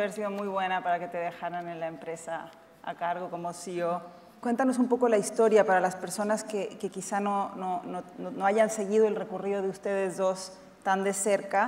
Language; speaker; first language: Spanish; native; Spanish